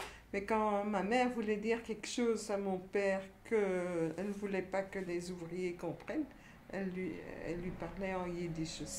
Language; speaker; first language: French; native; French